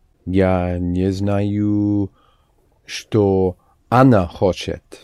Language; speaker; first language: Russian; non-native, learner; English